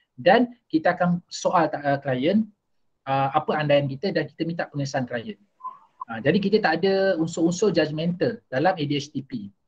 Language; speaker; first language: Malay; native; Malay